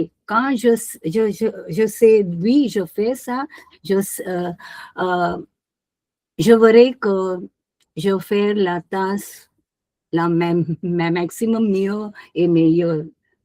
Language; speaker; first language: French; non-native, learner; Hindi